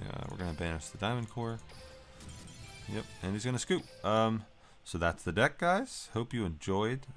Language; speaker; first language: English; native; English